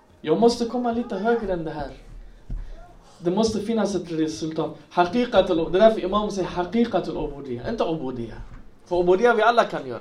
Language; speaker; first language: Swedish; non-native, local second language; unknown